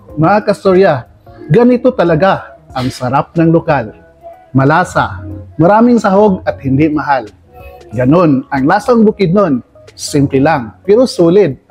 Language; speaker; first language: Filipino; non-native, local second language; Cebuano